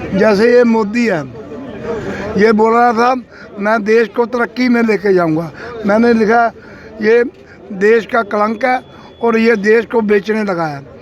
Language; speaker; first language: Hindi; non-native, local second language; Punjabi